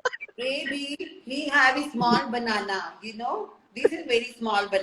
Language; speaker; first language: English; non-native, learner; Hindi